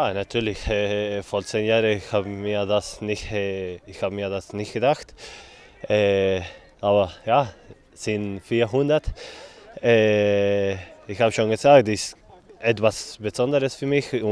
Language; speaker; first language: German; non-native, fluent; Spanish